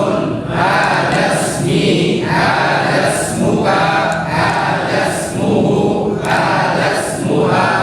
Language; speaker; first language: Arabic; non-native, learner; Indonesian